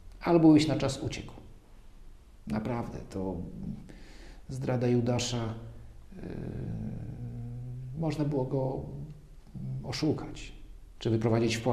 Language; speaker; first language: Polish; native; Polish